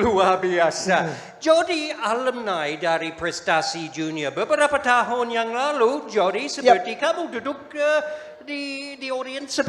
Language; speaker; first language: Indonesian; non-native, fluent; English